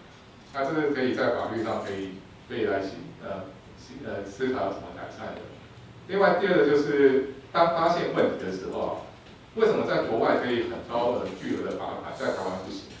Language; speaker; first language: Chinese; native; Chinese